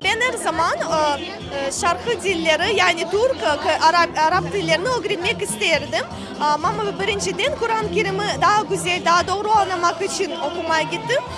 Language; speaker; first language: Turkish; non-native, learner; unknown